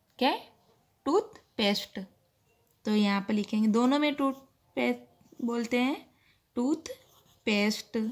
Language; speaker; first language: Hindi; non-native, local second language; Gujarati